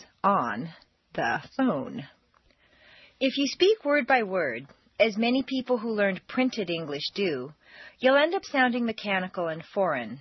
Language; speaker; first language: English; native; English